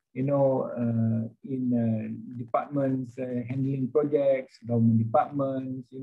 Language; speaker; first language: English; non-native, local second language; Malay